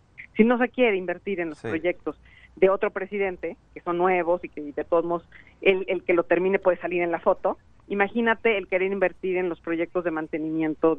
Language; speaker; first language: Spanish; native; Spanish